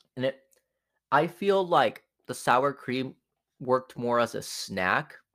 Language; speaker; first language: English; non-native, fluent; Spanish